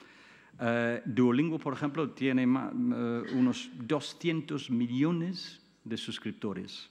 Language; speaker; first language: Spanish; non-native, fluent; English